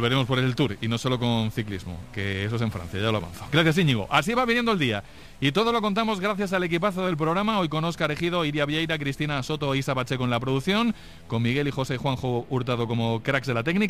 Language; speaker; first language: Spanish; native; Spanish